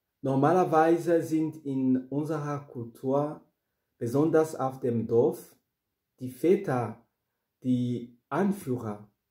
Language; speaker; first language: German; non-native, fluent; Rundi